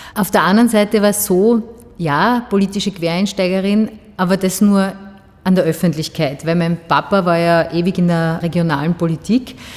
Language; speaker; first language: German; native; German